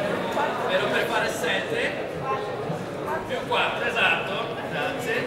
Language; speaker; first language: Italian; non-native, fluent; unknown